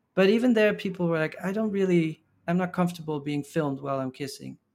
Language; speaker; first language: English; early bilingual, other home language; Dutch